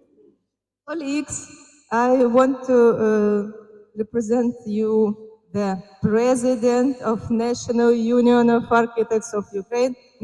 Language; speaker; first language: English; non-native, fluent; Ukrainian